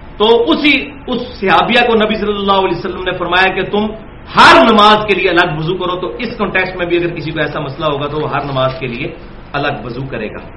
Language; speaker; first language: Urdu; non-native, local second language; Punjabi